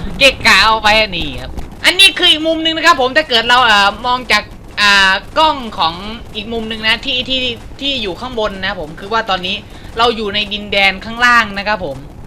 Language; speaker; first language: Thai; native; Thai